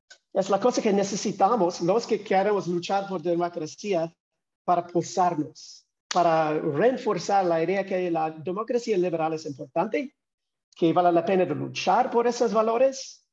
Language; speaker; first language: Spanish; non-native, fluent; English